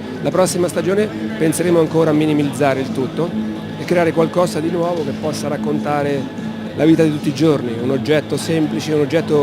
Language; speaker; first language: Italian; native; Italian